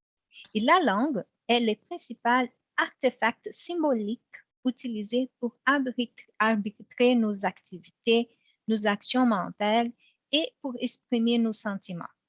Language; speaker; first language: French; non-native, fluent; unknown